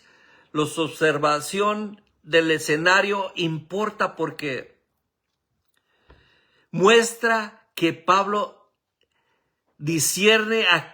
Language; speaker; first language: Spanish; native; Spanish